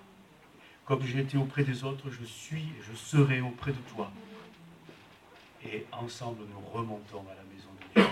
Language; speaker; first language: French; native; French